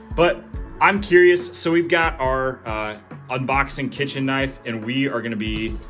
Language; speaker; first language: English; native; English